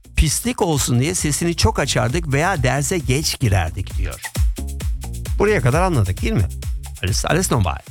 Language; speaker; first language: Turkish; early bilingual, heritage; Turkish